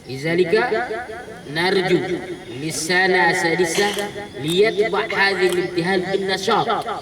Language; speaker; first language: Arabic; non-native, fluent; Indonesian